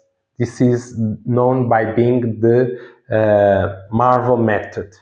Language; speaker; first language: English; non-native, fluent; Portuguese